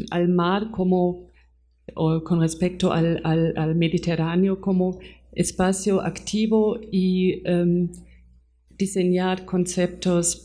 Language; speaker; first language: Spanish; non-native, fluent; German